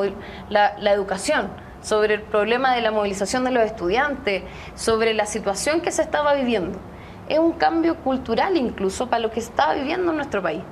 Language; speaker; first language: Spanish; native; Spanish